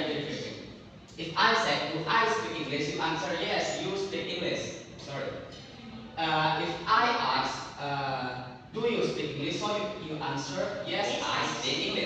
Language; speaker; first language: English; non-native, fluent; Indonesian